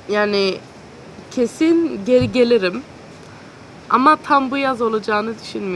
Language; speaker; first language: Turkish; early bilingual, heritage; Turkish